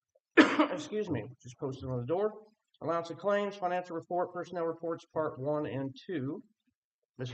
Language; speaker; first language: English; native; English